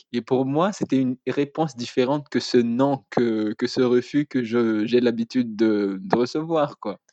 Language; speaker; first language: French; non-native, local second language; Malagasy